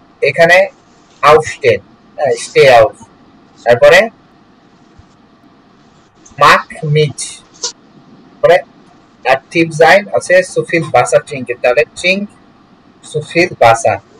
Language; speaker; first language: German; non-native, learner; Bangla